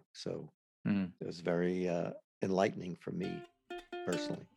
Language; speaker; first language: English; native; English